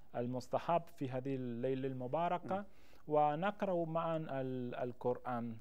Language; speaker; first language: Arabic; non-native, learner; Spanish